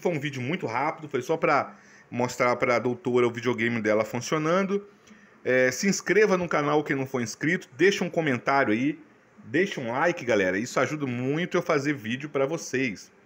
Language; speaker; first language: Portuguese; native; Portuguese